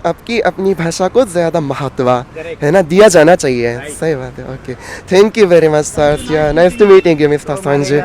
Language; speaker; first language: Hindi; non-native, fluent; Japanese